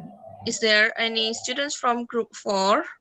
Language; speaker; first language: English; non-native, fluent; Indonesian